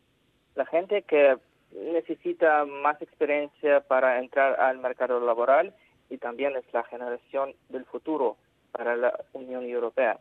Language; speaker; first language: Spanish; non-native, fluent; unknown